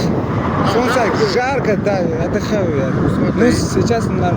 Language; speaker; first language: Russian; non-native, learner; Uzbek